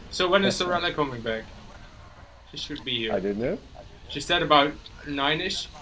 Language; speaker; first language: English; non-native, fluent; Dutch